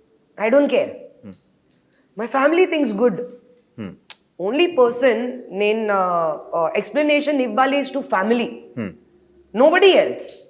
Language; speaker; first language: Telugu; non-native, learner; Hindi